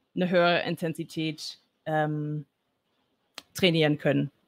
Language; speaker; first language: German; non-native, fluent; English